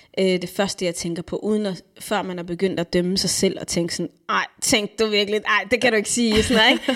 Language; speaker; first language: Danish; native; Danish